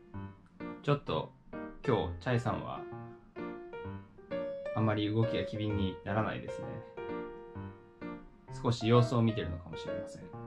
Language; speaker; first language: Japanese; native; Japanese